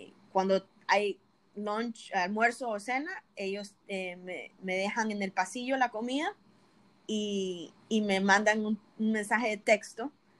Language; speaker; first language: Spanish; native; Spanish